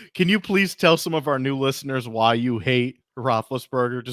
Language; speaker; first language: English; native; English